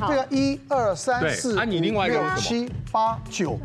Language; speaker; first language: Chinese; native; Chinese